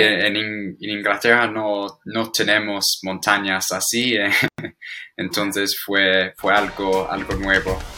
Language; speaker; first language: Spanish; non-native, learner; English